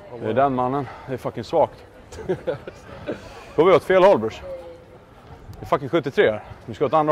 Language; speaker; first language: Swedish; native; Swedish